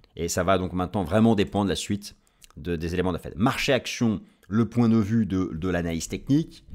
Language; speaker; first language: French; native; French